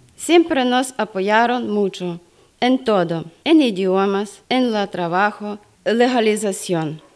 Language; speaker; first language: Spanish; non-native, fluent; Ukrainian